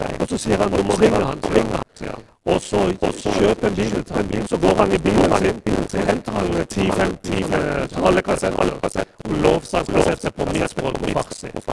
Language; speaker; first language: Norwegian; non-native, fluent; Persian